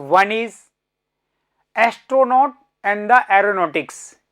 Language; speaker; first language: English; non-native, local second language; Hindi